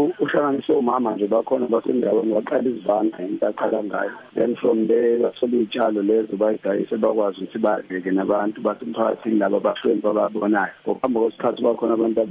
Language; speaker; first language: Zulu; native; Zulu